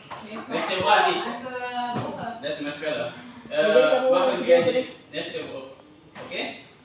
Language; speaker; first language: German; non-native, learner; Indonesian